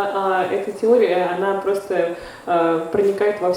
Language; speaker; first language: Russian; native; Russian